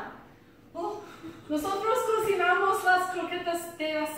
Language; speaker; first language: Spanish; non-native, learner; English